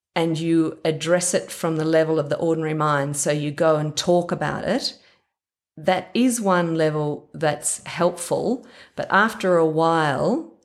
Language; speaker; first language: English; native; English